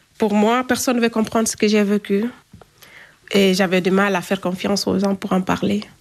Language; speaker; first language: French; non-native, local second language; Fula